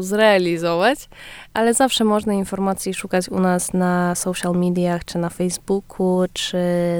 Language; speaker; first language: Polish; early bilingual, heritage; Polish